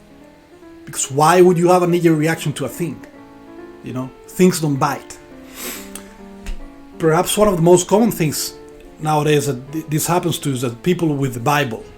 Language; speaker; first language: English; non-native, fluent; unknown